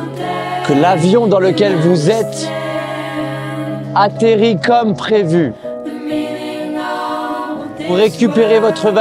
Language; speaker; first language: French; native; French